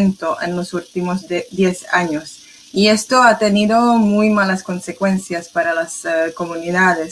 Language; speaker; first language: Spanish; non-native, fluent; English